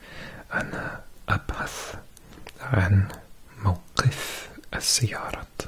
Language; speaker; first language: Arabic; non-native, learner; English